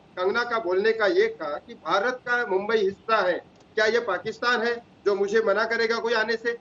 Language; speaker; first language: Hindi; non-native, local second language; Marathi